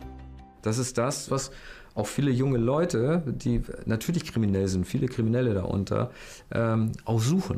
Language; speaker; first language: German; native; German